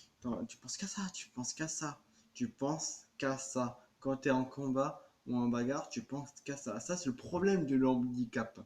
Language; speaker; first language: French; native; French